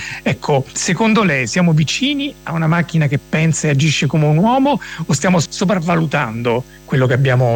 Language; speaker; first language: Italian; native; Italian